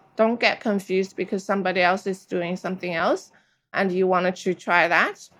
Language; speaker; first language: English; non-native, fluent; Chinese